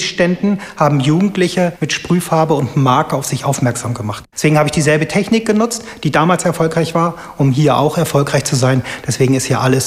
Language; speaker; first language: German; native; German